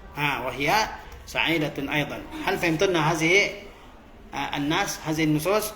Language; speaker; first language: Arabic; non-native, fluent; Indonesian